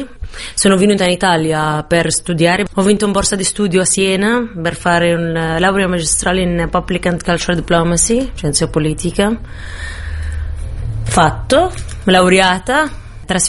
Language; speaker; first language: Italian; non-native, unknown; Arabic